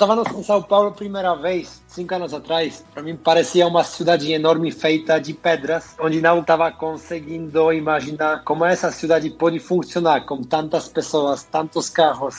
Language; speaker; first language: Portuguese; non-native, fluent; Polish